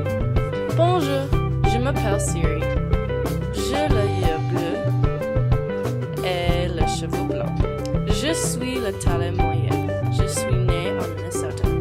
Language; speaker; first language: French; non-native, learner; English